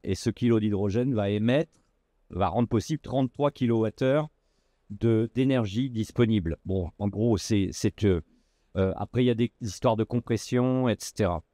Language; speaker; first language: French; native; French